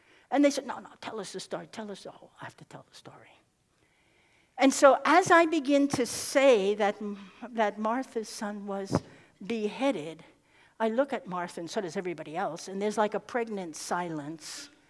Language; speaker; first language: English; native; English